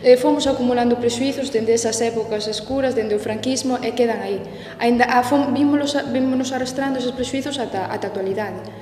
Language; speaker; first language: Galician; native; Galician